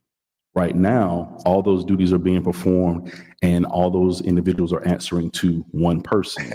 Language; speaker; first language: English; native; English